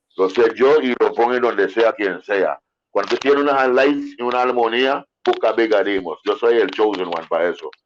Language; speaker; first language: Spanish; non-native, fluent; English